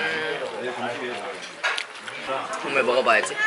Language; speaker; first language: Korean; native; Korean